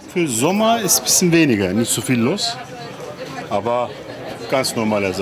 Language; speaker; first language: German; non-native, learner; Turkish